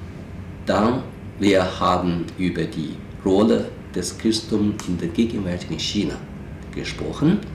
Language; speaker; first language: German; non-native, fluent; Chinese